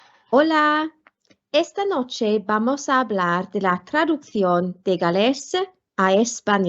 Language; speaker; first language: Spanish; non-native, fluent; Welsh